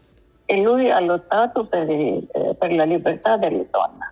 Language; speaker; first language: Italian; non-native, learner; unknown